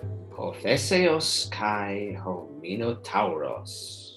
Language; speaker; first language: Greek; non-native, fluent; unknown